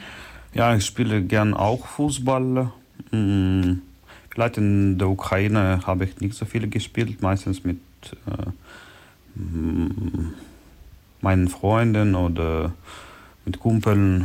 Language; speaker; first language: German; non-native, learner; Ukrainian